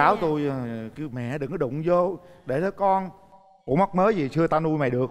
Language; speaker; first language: Vietnamese; native; Vietnamese